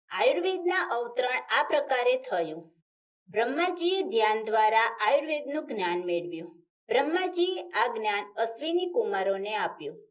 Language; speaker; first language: Gujarati; native; Gujarati